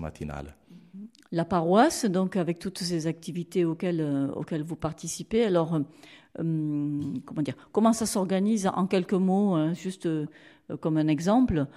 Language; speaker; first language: French; native; French